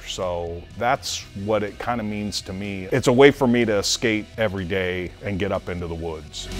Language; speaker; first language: English; native; English